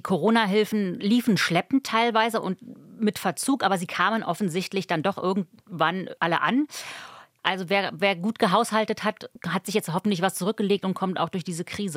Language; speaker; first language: German; native; German